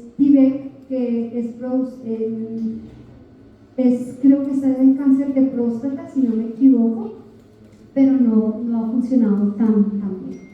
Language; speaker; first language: Spanish; native; Spanish